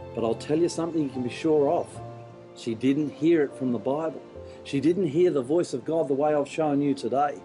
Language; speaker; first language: English; native; English